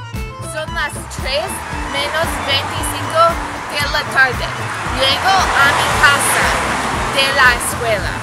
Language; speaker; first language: Spanish; non-native, learner; English